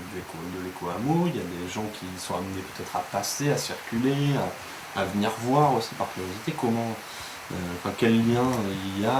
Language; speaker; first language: French; native; French